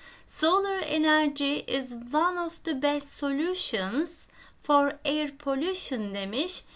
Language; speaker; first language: English; non-native, fluent; Turkish